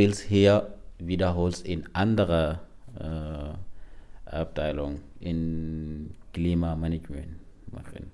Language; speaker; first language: German; non-native, learner; Arabic